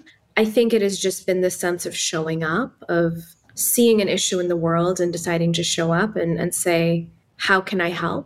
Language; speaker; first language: English; non-native, local second language; Urdu